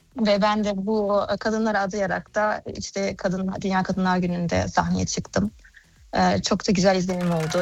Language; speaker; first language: Turkish; early bilingual, heritage; Turkish